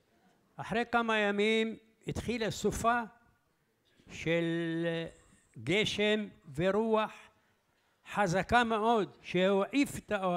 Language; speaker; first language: Hebrew; early bilingual, other home language; Arabic